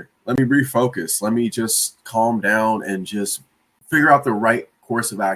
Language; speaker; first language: English; native; English